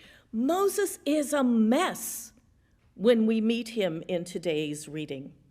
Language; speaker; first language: English; native; English